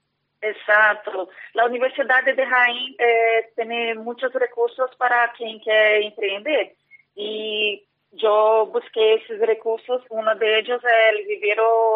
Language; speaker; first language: Spanish; non-native, fluent; Portuguese